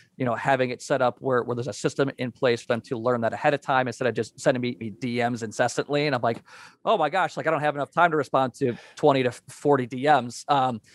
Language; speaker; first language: English; native; English